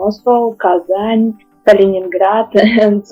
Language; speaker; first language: English; non-native, learner; Russian